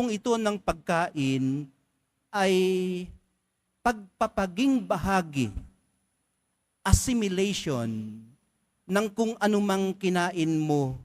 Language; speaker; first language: Filipino; native; Filipino